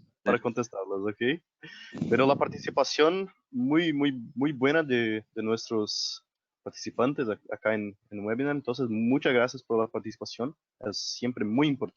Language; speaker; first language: Spanish; non-native, local second language; Portuguese